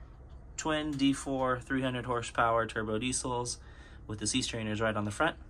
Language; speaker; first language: English; native; English